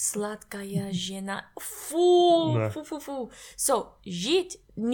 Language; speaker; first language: Russian; non-native, learner; English